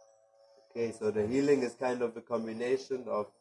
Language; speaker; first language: English; non-native, fluent; German